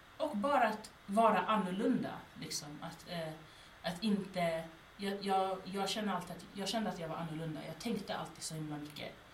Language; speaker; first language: Swedish; early bilingual, other home language; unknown